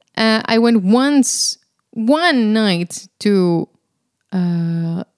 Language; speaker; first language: English; non-native, fluent; Spanish